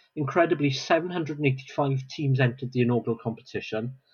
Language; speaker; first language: English; non-native, local second language; Welsh